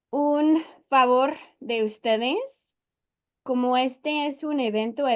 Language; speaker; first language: Spanish; non-native, fluent; English